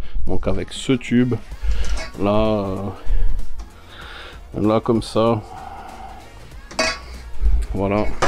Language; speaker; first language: French; native; French